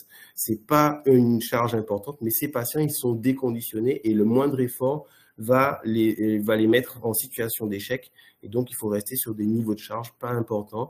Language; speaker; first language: French; native; French